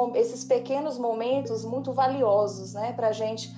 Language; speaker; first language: Portuguese; native; Portuguese